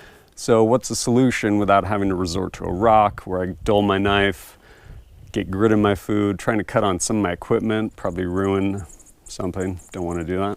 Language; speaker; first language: English; native; English